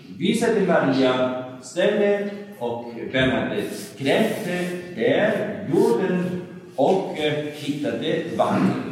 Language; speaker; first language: Swedish; non-native, fluent; German